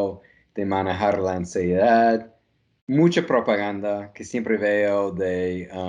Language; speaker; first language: Spanish; non-native, fluent; English